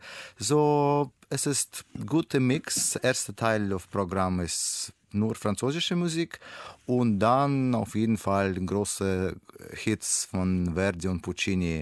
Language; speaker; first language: German; non-native, learner; Russian